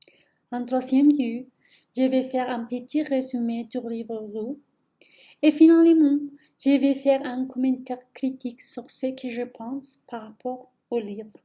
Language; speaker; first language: French; non-native, learner; Spanish